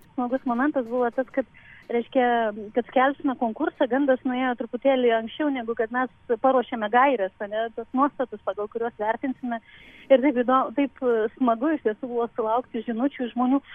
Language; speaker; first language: Lithuanian; native; Lithuanian